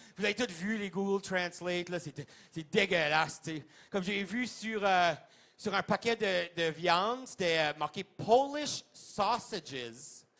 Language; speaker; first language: French; non-native, local second language; English